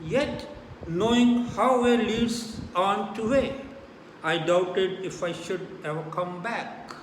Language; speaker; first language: English; non-native, local second language; Punjabi